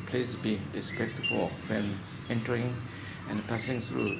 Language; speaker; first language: English; non-native, learner; Japanese